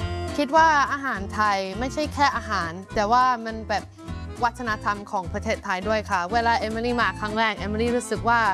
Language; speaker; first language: Thai; non-native, fluent; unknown